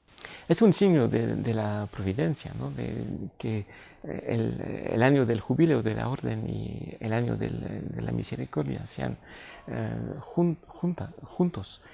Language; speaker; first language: Spanish; non-native, fluent; French